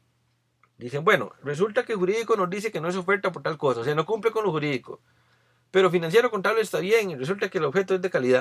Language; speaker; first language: Spanish; native; Spanish